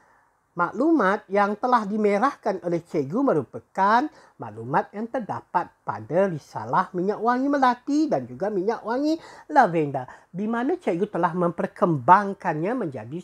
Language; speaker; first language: Malay; native; Malay